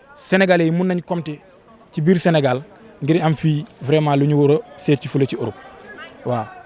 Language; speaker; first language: Wolof; non-native, local second language; Fula